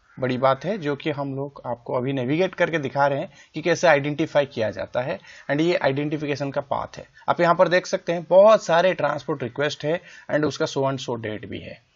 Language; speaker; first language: Hindi; native; Hindi